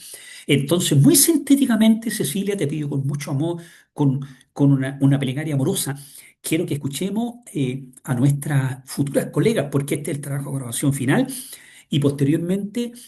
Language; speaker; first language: Spanish; native; Spanish